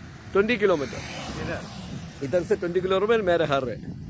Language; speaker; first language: Hindi; non-native, learner; Malayalam